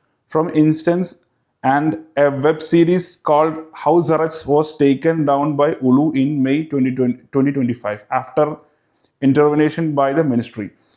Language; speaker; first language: English; non-native, local second language; Malayalam